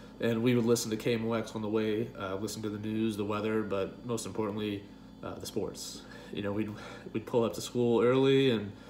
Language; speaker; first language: English; native; English